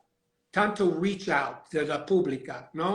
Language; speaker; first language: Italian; non-native, learner; English